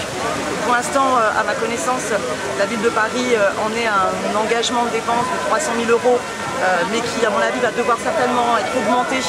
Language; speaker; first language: French; native; French